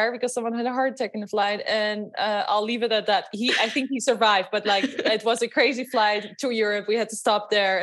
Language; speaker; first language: English; non-native, fluent; Dutch